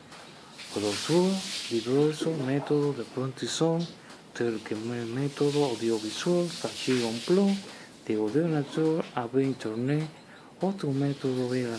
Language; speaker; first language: French; non-native, learner; Spanish